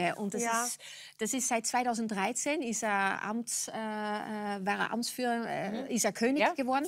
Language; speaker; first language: German; non-native, fluent; Dutch